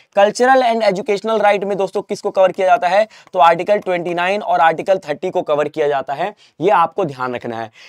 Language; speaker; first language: Hindi; native; Hindi